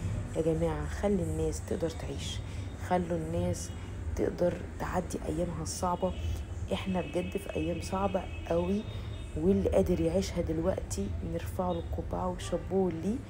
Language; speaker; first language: Arabic; native; Arabic